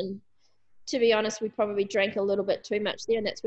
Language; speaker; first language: English; native; English